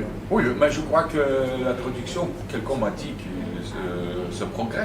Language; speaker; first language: French; non-native, fluent; Russian